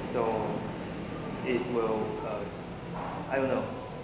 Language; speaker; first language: English; non-native, learner; Chinese